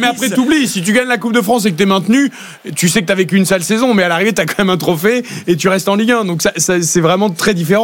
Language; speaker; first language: French; native; French